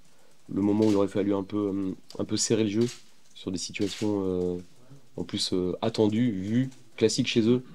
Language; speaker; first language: French; native; French